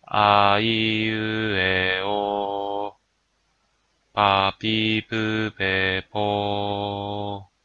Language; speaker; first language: Japanese; native; Japanese